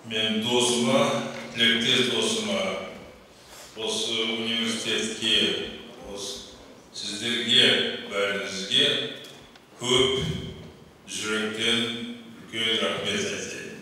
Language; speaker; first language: Kazakh; non-native, local second language; Russian